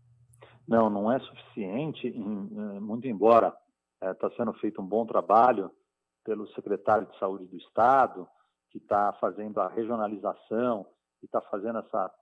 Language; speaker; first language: Portuguese; native; Portuguese